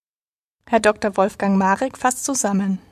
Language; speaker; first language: German; native; German